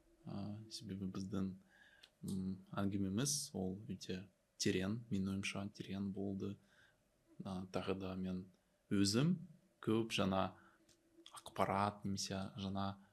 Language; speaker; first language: Kazakh; non-native, learner; Russian